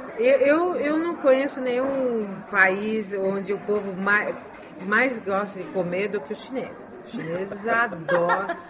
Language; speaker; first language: Portuguese; early bilingual, heritage; Chinese